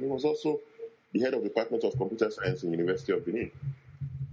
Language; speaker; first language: English; non-native, local second language; Bini